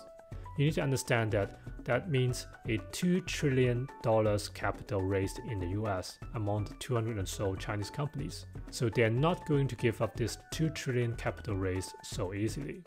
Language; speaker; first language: English; non-native, local second language; Cantonese